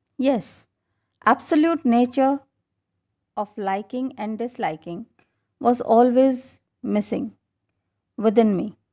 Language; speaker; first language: English; non-native, local second language; Hindi